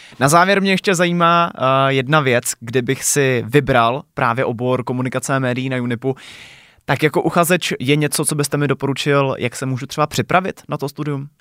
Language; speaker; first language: Czech; native; Czech